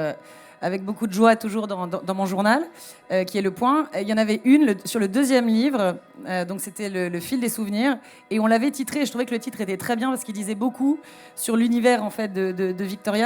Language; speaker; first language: French; native; French